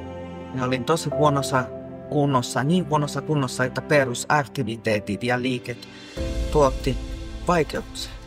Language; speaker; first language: Finnish; non-native, fluent; Spanish